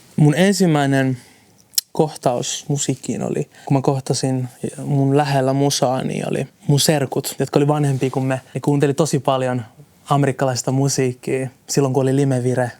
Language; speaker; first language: Finnish; early bilingual, other home language; Somali